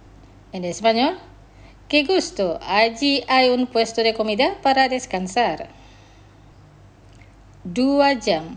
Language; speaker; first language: Spanish; non-native, fluent; Indonesian